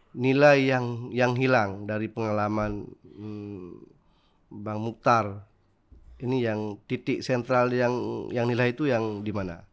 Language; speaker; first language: Indonesian; non-native, local second language; Achinese